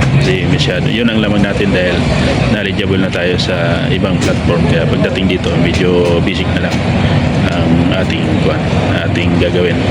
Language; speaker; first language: Filipino; native; Filipino